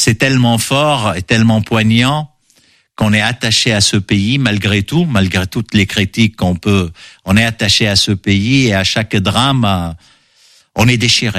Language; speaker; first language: French; non-native, local second language; Arabic